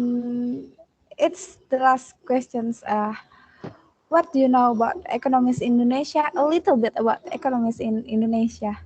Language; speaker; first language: English; non-native, learner; Indonesian